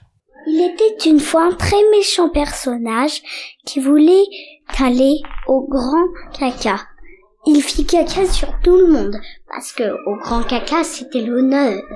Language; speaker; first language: French; native; French